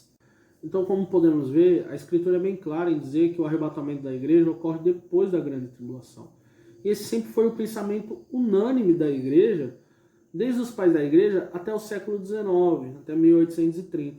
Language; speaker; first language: Portuguese; native; Portuguese